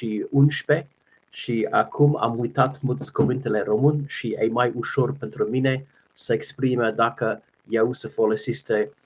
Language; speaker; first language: Romanian; non-native, learner; English